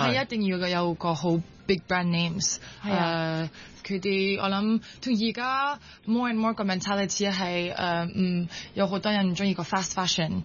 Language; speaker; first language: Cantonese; early bilingual, heritage; French